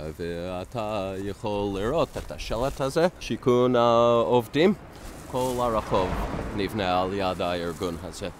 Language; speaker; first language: Hebrew; non-native, fluent; English